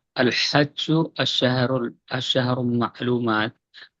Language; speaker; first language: Arabic; non-native, learner; Urdu